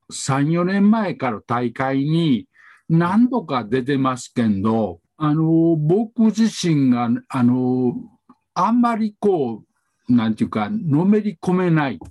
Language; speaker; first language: Japanese; native; Japanese